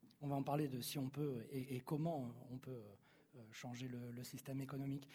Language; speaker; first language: French; native; French